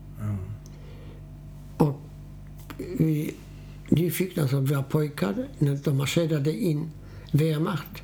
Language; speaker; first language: Swedish; non-native, fluent; Polish